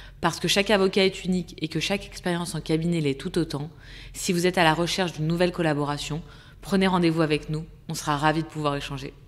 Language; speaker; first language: French; native; French